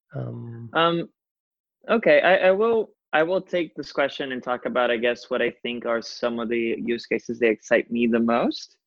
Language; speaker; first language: English; non-native, fluent; Portuguese